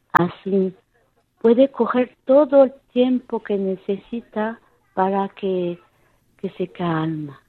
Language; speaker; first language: Spanish; non-native, fluent; French